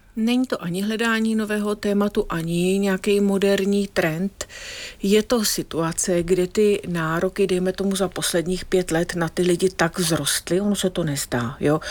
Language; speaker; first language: Czech; non-native, fluent; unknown